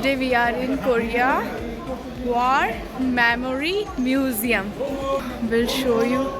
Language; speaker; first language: English; non-native, local second language; Hindi